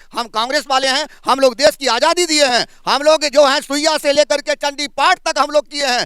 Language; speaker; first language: Hindi; native; Hindi